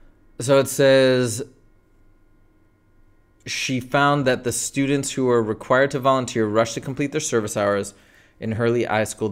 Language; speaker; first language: English; native; English